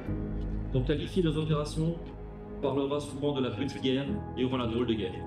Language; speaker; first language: French; native; French